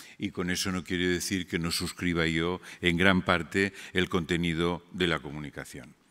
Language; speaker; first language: Spanish; non-native, local second language; Catalan